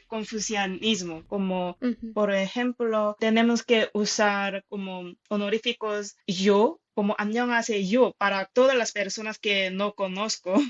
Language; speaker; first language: Spanish; non-native, fluent; Korean